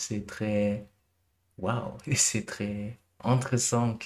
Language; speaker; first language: French; non-native, learner; German